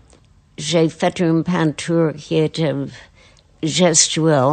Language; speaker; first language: French; non-native, fluent; English